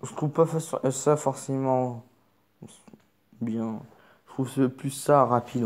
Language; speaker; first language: French; native; French